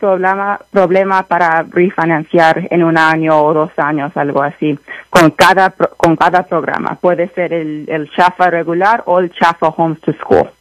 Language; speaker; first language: Spanish; early bilingual, heritage; Spanish